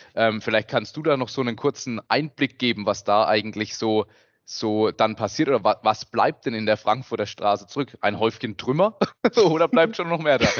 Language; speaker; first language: German; native; German